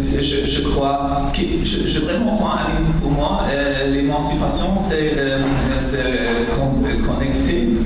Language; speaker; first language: French; non-native, learner; German